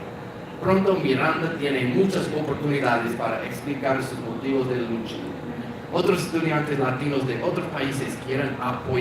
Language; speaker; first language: Spanish; non-native, fluent; English